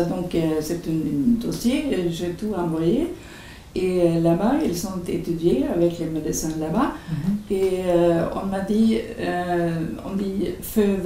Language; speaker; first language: French; non-native, fluent; Swedish